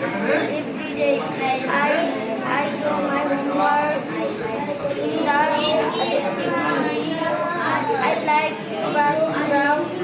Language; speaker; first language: English; non-native, learner; Bangla